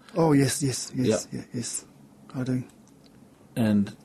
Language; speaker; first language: English; native; English